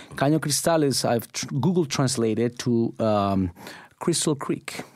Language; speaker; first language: English; non-native, fluent; Spanish